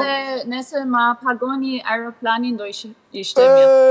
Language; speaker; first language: Albanian; early bilingual, heritage; Albanian